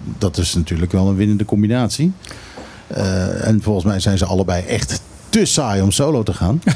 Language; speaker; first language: Dutch; native; Dutch